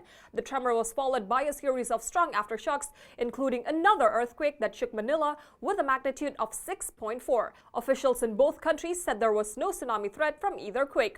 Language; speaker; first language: English; non-native, fluent; Indonesian